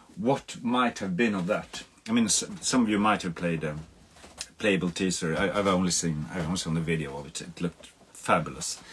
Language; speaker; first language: English; non-native, fluent; Swedish